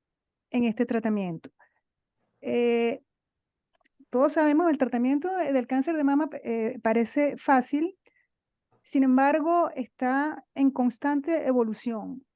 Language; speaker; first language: Spanish; native; Spanish